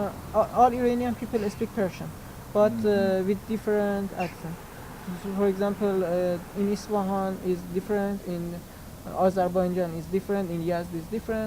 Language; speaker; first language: English; non-native, learner; Persian